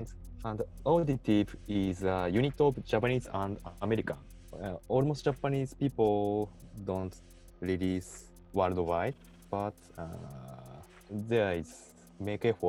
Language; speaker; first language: English; non-native, learner; Japanese